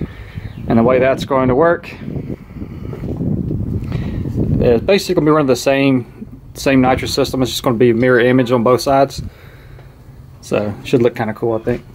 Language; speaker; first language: English; native; English